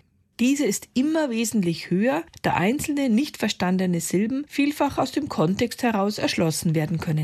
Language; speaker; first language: German; native; German